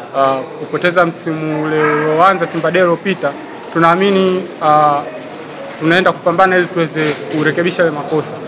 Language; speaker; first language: Swahili; native; Swahili